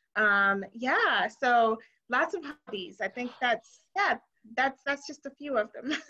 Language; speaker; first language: English; non-native, local second language; Shona